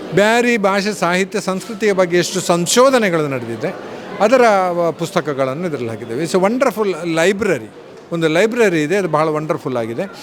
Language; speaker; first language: Kannada; non-native, local second language; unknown